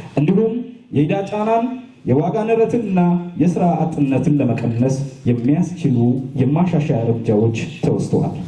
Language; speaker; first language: Amharic; non-native, local second language; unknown